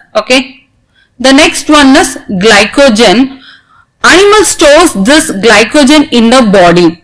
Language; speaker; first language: English; non-native, local second language; Tamil